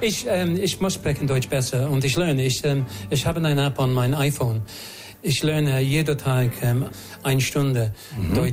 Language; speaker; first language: German; non-native, learner; English